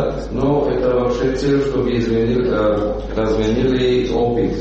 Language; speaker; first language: Russian; non-native, fluent; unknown